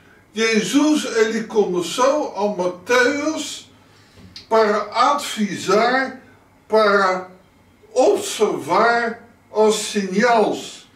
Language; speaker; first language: Portuguese; non-native, learner; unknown